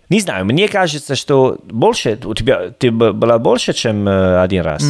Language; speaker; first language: Russian; non-native, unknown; Italian